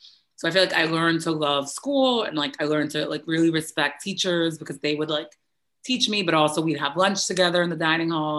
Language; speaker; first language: English; native; English